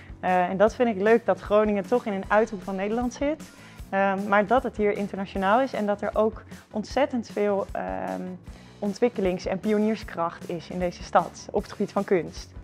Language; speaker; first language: Dutch; native; Dutch